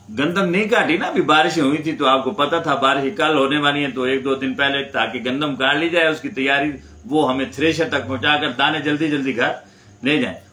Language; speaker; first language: Urdu; non-native, local second language; Punjabi